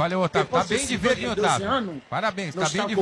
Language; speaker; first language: Portuguese; native; Portuguese